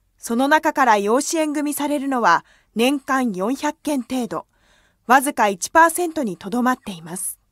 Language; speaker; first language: Japanese; native; Japanese